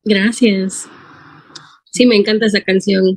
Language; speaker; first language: Spanish; early bilingual, heritage; Spanish